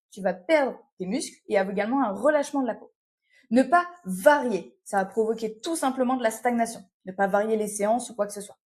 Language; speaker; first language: French; native; French